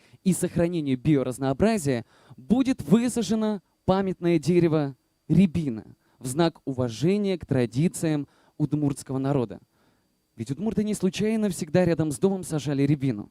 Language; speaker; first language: Russian; native; Russian